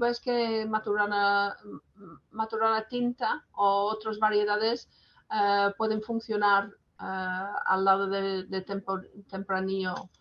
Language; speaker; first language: Spanish; non-native, fluent; English